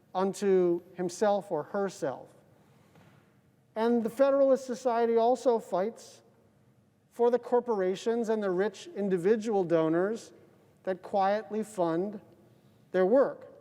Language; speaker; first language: English; native; English